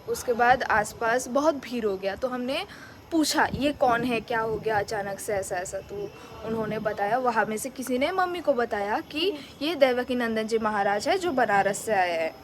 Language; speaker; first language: Hindi; non-native, local second language; Bangla